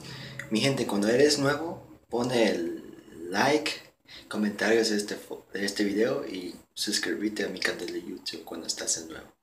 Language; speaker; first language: Spanish; early bilingual, heritage; Spanish